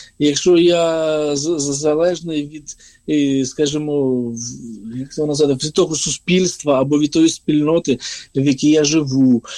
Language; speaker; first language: Ukrainian; native; Ukrainian